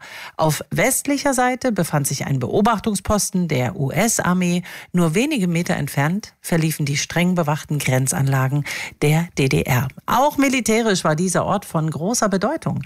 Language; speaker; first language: German; native; German